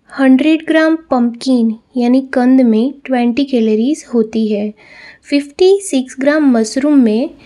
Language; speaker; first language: Hindi; non-native, local second language; Gujarati